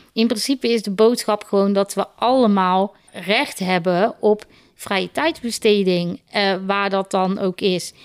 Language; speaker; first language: Dutch; native; Dutch